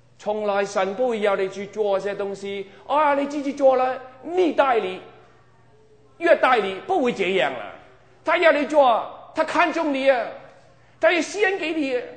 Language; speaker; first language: Chinese; non-native, local second language; Cantonese